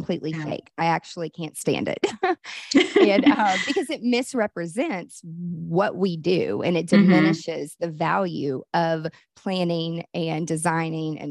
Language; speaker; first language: English; native; English